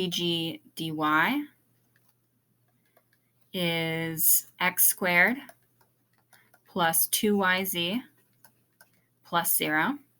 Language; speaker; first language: English; native; English